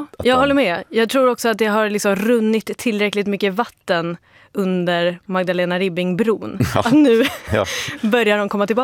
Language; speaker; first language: Swedish; native; Swedish